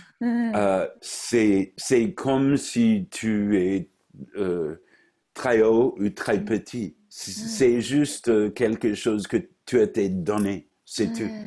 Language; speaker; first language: French; non-native, fluent; English